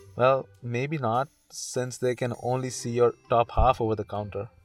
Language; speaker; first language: English; non-native, local second language; Hindi